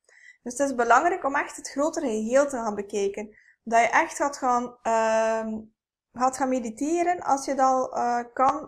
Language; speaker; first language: Dutch; native; Dutch